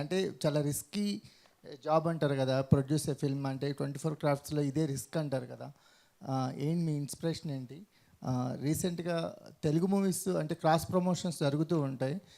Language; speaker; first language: Telugu; native; Telugu